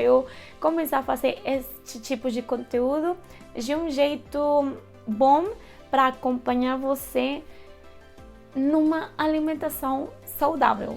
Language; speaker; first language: Portuguese; non-native, fluent; Spanish